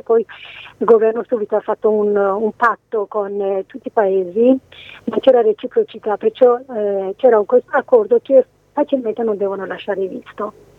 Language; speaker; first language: Italian; non-native, fluent; Persian